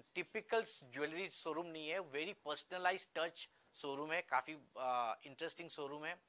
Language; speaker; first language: Hindi; non-native, local second language; Gujarati